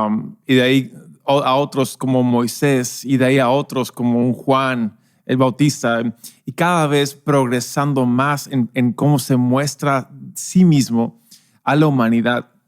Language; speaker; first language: Spanish; non-native, local second language; English